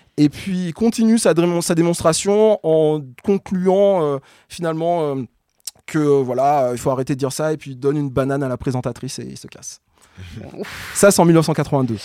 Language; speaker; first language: French; native; French